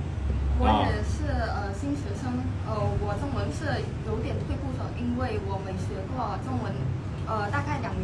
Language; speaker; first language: Chinese; non-native, learner; Khmer